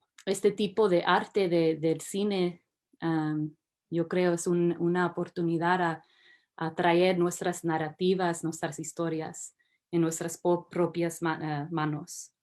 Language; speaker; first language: Spanish; early bilingual, heritage; English